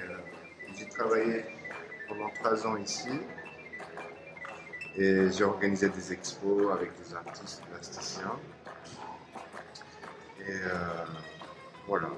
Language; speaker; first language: French; non-native, fluent; Turkish